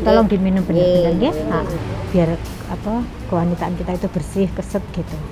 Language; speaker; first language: Indonesian; native; Indonesian